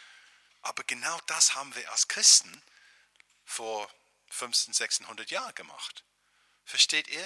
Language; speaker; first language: German; non-native, fluent; English